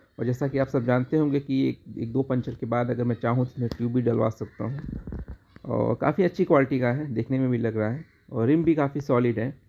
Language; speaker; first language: Hindi; native; Hindi